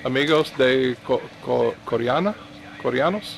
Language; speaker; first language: Spanish; non-native, learner; English